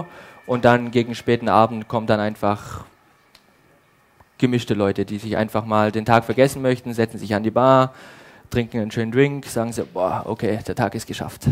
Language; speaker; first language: German; native; German